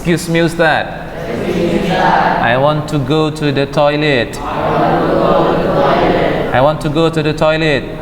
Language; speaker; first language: English; non-native, fluent; Indonesian